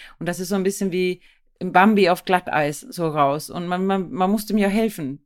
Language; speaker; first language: German; non-native, fluent; Swedish